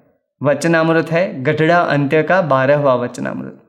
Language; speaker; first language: Hindi; native; Hindi